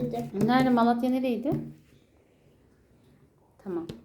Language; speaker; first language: Turkish; native; Turkish